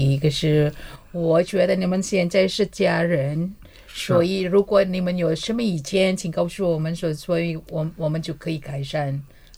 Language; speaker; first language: Chinese; non-native, fluent; Indonesian